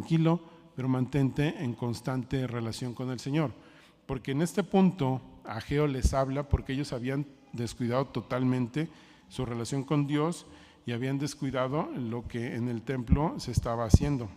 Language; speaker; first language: Spanish; native; Spanish